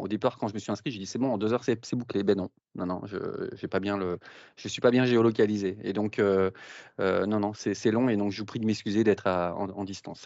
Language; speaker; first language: French; native; French